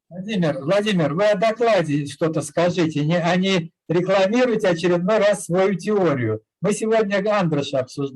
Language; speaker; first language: Russian; native; Russian